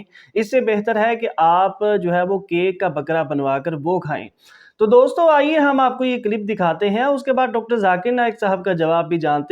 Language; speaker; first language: Hindi; native; Hindi